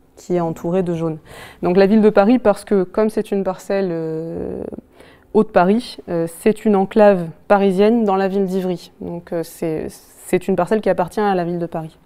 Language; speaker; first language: French; native; French